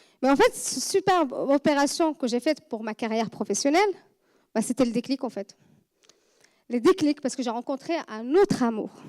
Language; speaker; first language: French; non-native, fluent; Arabic